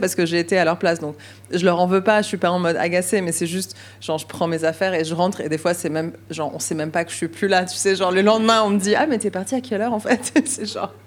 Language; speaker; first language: French; native; French